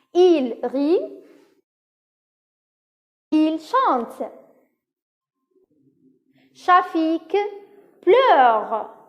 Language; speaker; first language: French; non-native, local second language; Arabic